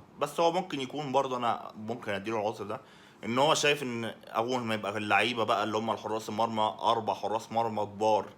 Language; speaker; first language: Arabic; native; Arabic